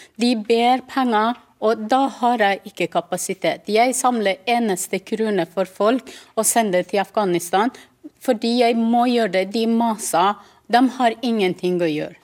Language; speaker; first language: Norwegian; non-native, learner; Persian